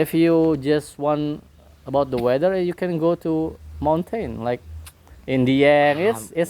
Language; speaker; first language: English; non-native, learner; Indonesian